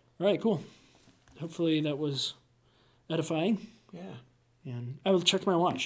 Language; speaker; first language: English; native; English